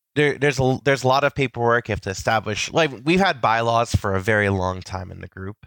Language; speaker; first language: English; native; English